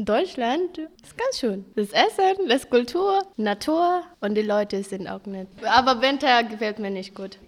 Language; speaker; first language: German; non-native, learner; Filipino